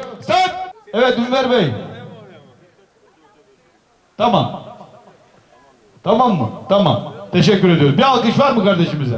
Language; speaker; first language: Turkish; native; Turkish